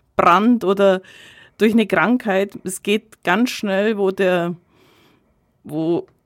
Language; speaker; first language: German; native; German